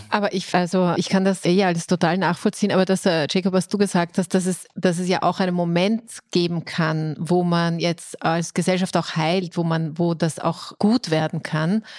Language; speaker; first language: German; native; German